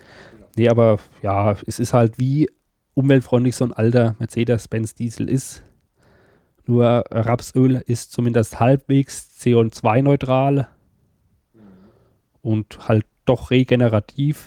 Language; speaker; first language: German; native; German